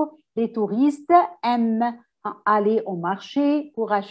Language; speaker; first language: French; non-native, fluent; Arabic